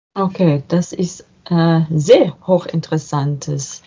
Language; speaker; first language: German; non-native, learner; English